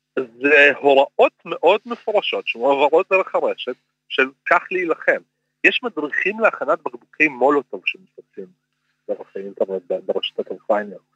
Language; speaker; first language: Hebrew; early bilingual, other home language; Russian